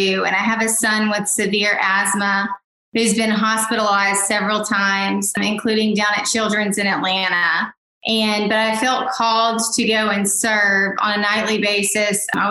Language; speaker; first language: English; native; English